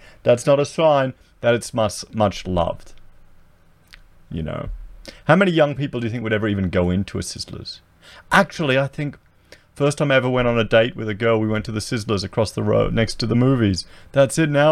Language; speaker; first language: English; native; English